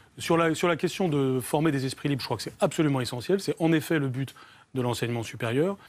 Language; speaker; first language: French; native; French